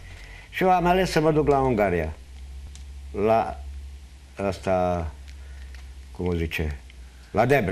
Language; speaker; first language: Romanian; non-native, local second language; Hungarian